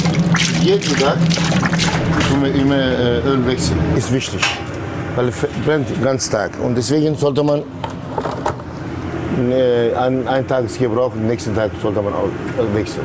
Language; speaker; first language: German; non-native, local second language; Turkish